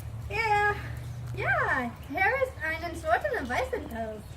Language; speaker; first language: German; non-native, learner; English